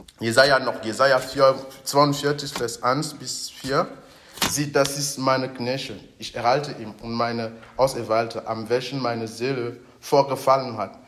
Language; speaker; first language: German; non-native, fluent; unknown